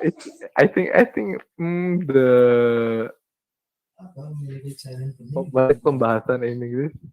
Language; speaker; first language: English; non-native, learner; Indonesian